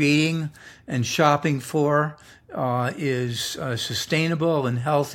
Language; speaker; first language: English; native; English